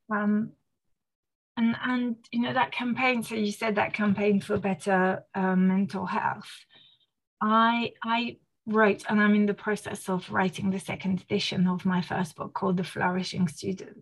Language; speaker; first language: English; non-native, fluent; French